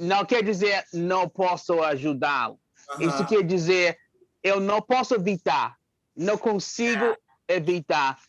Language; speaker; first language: Portuguese; non-native, fluent; English